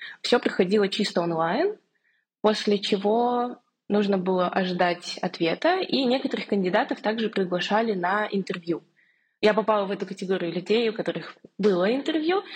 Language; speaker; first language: Russian; native; Russian